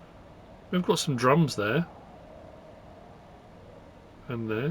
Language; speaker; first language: English; native; English